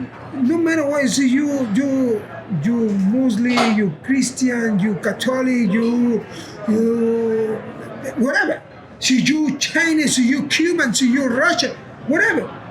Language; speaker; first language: English; non-native, learner; Spanish